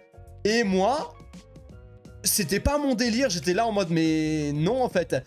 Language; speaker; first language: French; native; French